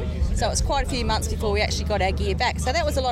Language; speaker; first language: English; native; English